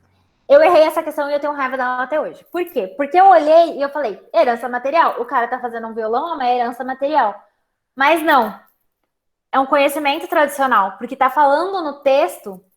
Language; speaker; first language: Portuguese; native; Portuguese